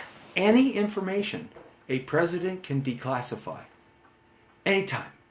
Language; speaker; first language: English; native; English